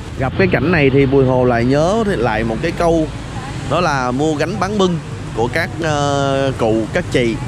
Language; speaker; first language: Vietnamese; native; Vietnamese